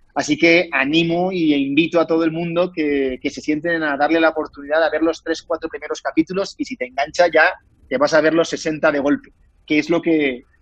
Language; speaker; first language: Spanish; native; Spanish